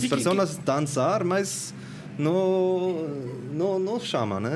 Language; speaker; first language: Portuguese; non-native, learner; Swiss German